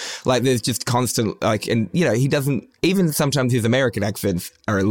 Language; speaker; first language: English; native; English